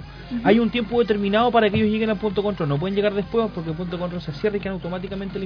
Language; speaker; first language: Spanish; native; Spanish